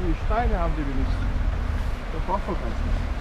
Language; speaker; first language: German; non-native, learner; Mongolian